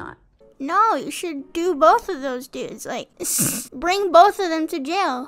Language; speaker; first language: English; native; English